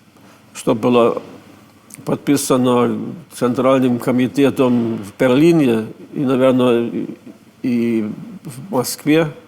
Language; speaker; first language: Russian; non-native, fluent; German